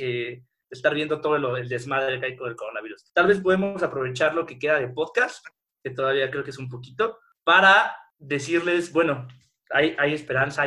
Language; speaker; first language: Spanish; native; Spanish